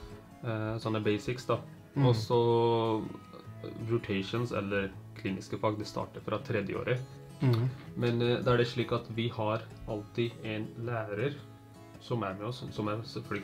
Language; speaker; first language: Norwegian; early bilingual, other home language; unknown